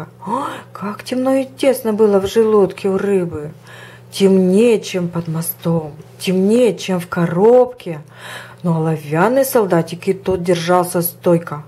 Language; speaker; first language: Russian; native; Russian